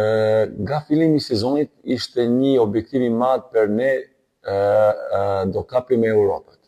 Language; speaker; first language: Albanian; non-native, learner; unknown